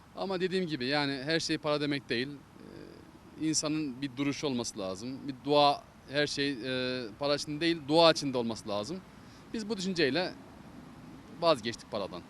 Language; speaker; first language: Turkish; native; Turkish